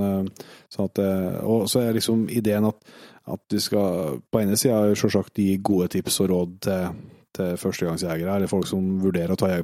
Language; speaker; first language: Norwegian; native; Norwegian